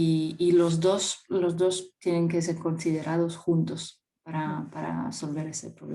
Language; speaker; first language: Spanish; non-native, fluent; French